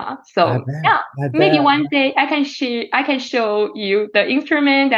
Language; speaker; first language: English; non-native, fluent; Chinese